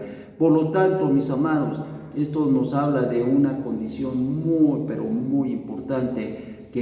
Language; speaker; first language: Spanish; native; Spanish